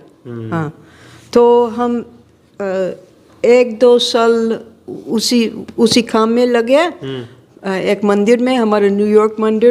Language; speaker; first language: Hindi; non-native, fluent; English